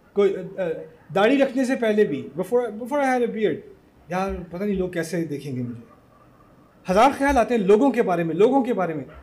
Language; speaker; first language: Urdu; native; Urdu